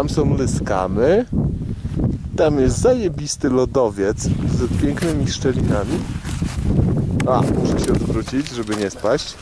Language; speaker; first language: Polish; native; Polish